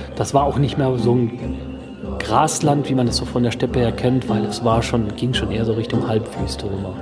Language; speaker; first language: German; native; German